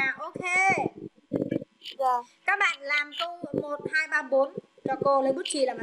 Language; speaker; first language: Vietnamese; native; Vietnamese